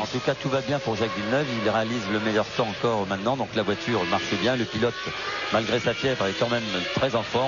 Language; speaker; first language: French; native; French